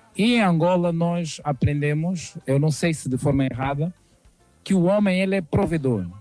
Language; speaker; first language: Portuguese; native; Portuguese